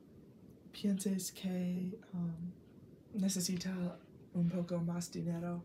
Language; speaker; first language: Spanish; non-native, learner; English